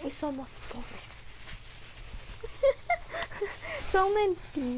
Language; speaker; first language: Spanish; native; Spanish